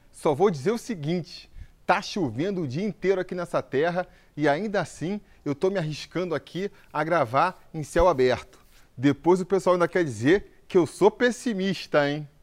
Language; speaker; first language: Portuguese; native; Portuguese